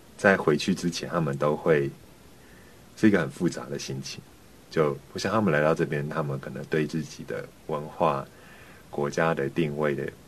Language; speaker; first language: Chinese; native; Chinese